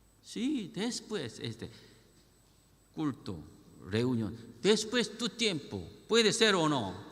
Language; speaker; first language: Spanish; non-native, learner; Korean